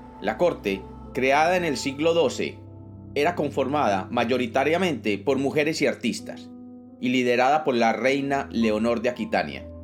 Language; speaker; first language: Spanish; native; Spanish